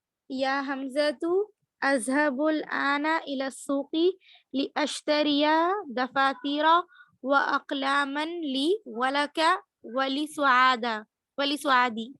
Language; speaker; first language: Arabic; non-native, learner; Urdu